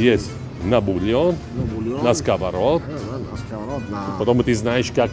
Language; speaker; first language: Russian; non-native, learner; Italian